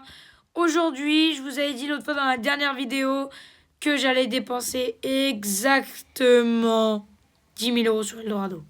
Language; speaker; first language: French; native; French